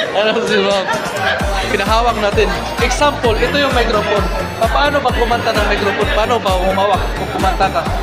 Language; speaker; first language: Filipino; non-native, local second language; Cebuano